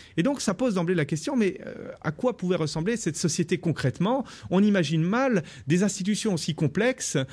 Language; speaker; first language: French; native; French